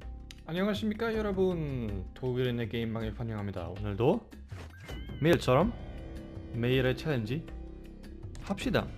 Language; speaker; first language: Korean; non-native, learner; German